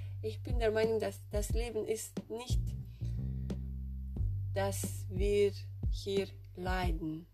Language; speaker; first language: German; non-native, fluent; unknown